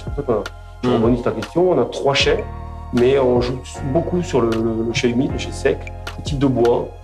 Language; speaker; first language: French; native; French